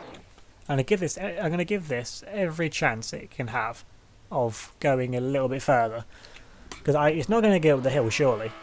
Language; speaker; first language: English; native; English